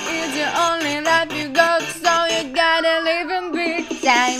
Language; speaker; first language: English; non-native, learner; Russian